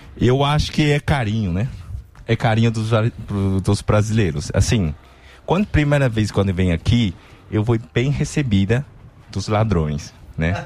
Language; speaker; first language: Portuguese; non-native, fluent; Chinese